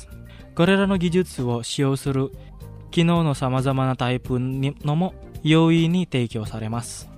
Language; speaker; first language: Japanese; non-native, learner; Indonesian